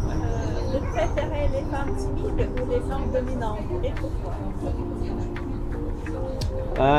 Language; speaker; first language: French; non-native, learner; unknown